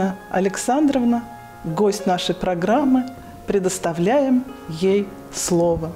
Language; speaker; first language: Russian; native; Russian